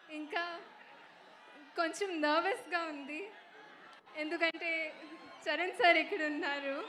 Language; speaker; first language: Telugu; non-native, local second language; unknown